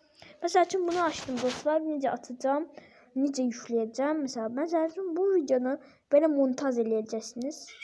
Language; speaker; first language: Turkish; non-native, learner; Azerbaijani